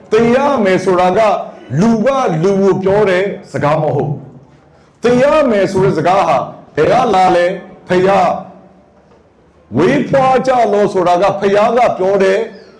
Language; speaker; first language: Burmese; non-native, local second language; Karen languages